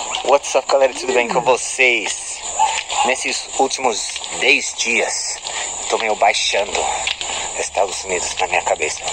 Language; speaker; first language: Portuguese; non-native, fluent; English